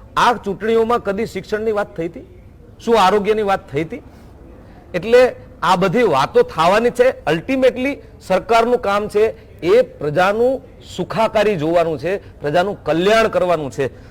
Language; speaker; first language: Gujarati; native; Gujarati